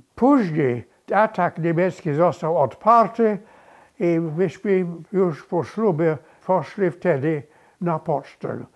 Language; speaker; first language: Polish; early bilingual, other home language; English